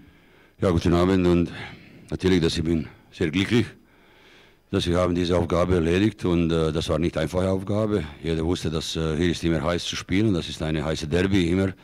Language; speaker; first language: German; non-native, fluent; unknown